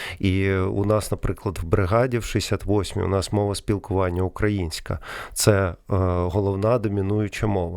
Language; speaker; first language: Ukrainian; non-native, local second language; Russian